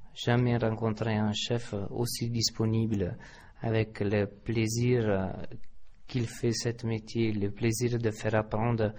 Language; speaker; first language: French; non-native, fluent; Italian